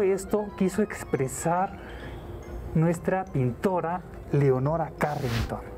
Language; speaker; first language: Spanish; native; Spanish